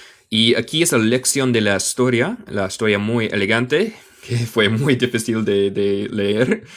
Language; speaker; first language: Spanish; non-native, learner; English